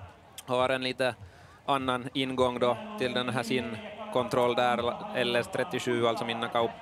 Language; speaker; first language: Swedish; native; Swedish